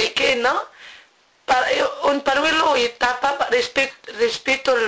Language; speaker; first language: Spanish; non-native, learner; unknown